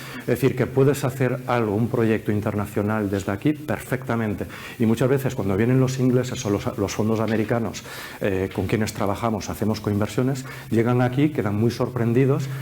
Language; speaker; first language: Spanish; early bilingual, heritage; Spanish